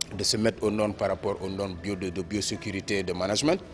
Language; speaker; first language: French; non-native, local second language; Wolof